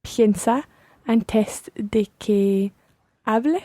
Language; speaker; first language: Spanish; non-native, learner; English